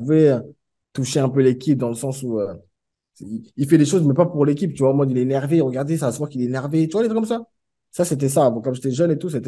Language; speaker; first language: French; native; French